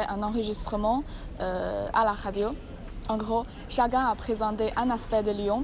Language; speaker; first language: French; non-native, learner; Chinese